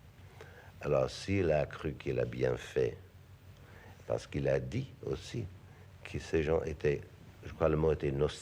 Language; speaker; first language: French; non-native, fluent; English